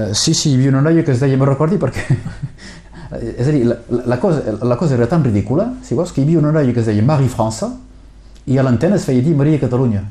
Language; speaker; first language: Catalan; non-native, local second language; French